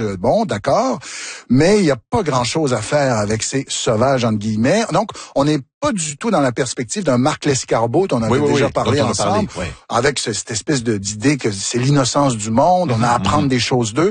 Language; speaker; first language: French; native; French